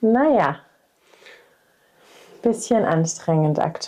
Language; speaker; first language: German; native; German